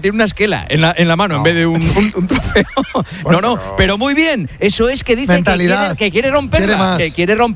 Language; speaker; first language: Spanish; native; Spanish